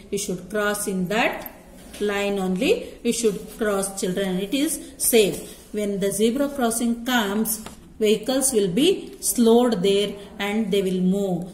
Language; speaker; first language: English; non-native, local second language; Kannada